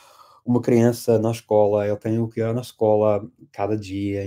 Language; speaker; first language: Portuguese; non-native, fluent; English